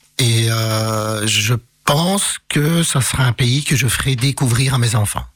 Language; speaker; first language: French; early bilingual, other home language; Arabic